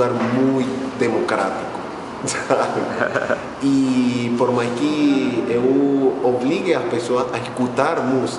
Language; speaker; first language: Portuguese; non-native, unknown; Spanish